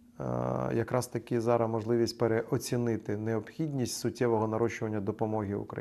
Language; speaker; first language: Ukrainian; native; Ukrainian